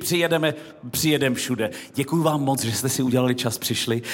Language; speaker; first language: Czech; native; Czech